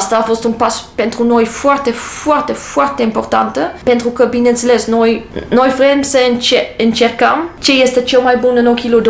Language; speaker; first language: Romanian; non-native, learner; English